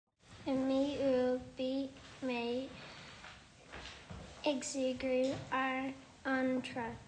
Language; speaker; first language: Irish; non-native, local second language; English